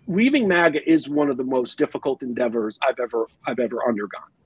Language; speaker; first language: English; native; English